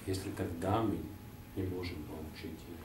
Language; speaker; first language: Russian; non-native, local second language; Latvian